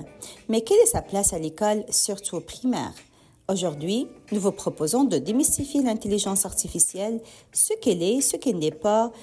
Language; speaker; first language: French; native; French